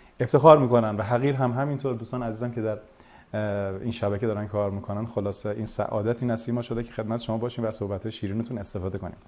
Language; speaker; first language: Persian; native; Persian